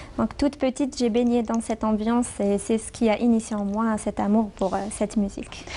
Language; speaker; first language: French; non-native, local second language; Arabic